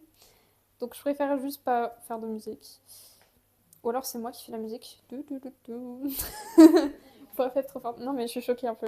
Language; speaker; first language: French; native; French